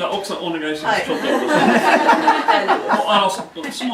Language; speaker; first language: Japanese; non-native, learner; English